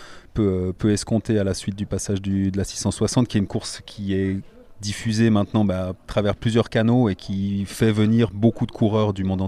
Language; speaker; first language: French; native; French